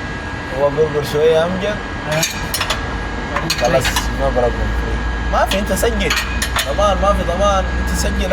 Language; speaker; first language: Arabic; non-native, learner; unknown